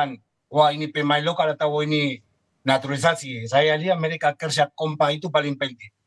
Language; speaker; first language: Indonesian; non-native, fluent; Spanish